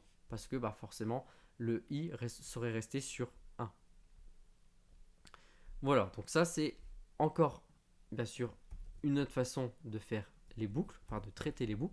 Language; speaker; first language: French; native; French